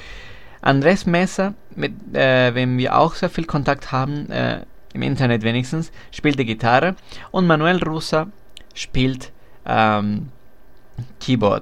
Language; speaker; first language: German; non-native, fluent; Spanish